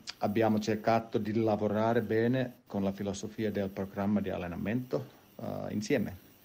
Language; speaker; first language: Italian; non-native, learner; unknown